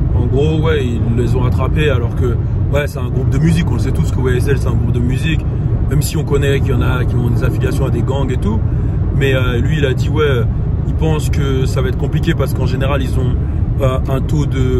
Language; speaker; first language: French; native; French